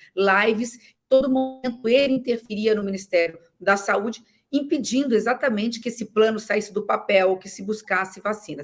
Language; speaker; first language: Portuguese; native; Portuguese